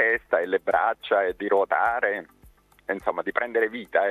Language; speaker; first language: Italian; native; Italian